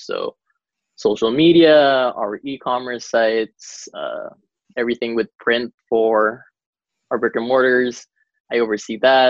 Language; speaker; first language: English; non-native, local second language; Cebuano